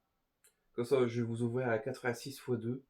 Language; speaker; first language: French; native; French